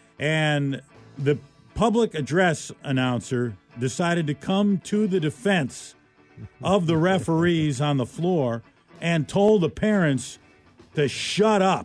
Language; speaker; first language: English; native; English